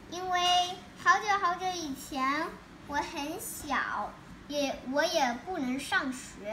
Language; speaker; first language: Chinese; early bilingual, heritage; Chinese